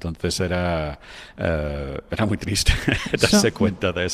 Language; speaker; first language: Spanish; non-native, fluent; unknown